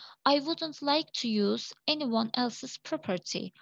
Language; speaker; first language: English; non-native, fluent; Turkish